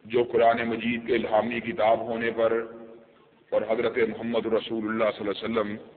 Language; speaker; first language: Urdu; non-native, local second language; Punjabi